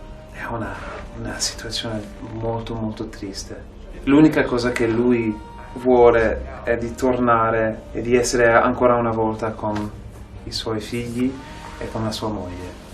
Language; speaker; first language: Italian; non-native, fluent; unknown